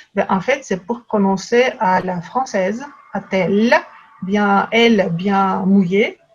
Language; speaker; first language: French; non-native, fluent; Russian